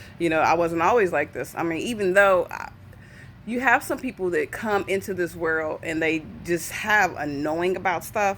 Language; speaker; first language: English; native; English